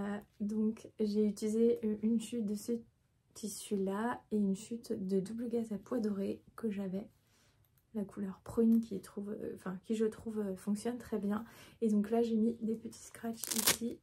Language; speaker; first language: French; native; French